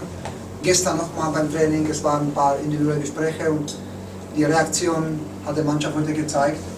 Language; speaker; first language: German; non-native, fluent; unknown